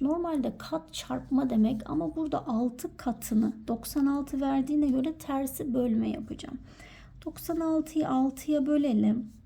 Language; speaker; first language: Turkish; native; Turkish